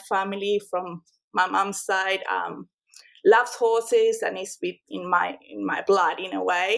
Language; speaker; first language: English; non-native, fluent; Spanish